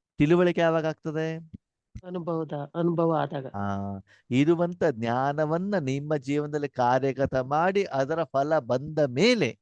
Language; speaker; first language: Kannada; native; Kannada